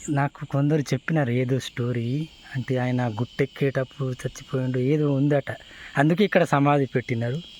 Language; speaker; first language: Telugu; non-native, local second language; Gondi